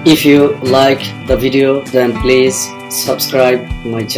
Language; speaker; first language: English; non-native, fluent; Bangla